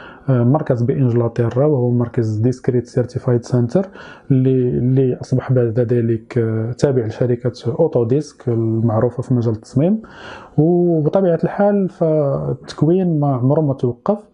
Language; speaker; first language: Arabic; native; Arabic